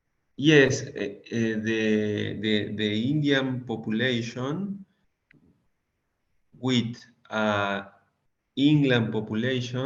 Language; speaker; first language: English; non-native, learner; Spanish